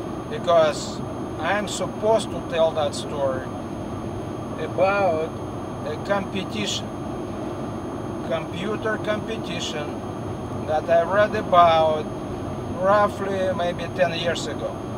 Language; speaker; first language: English; non-native, fluent; Russian